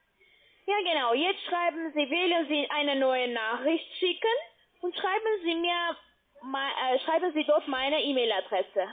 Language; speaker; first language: German; non-native, learner; Russian